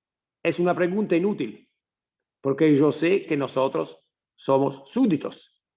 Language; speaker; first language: Spanish; non-native, fluent; Italian